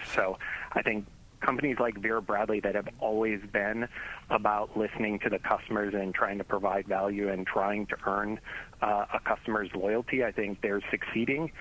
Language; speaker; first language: English; native; English